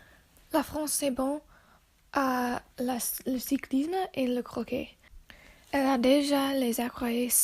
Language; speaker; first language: French; non-native, learner; English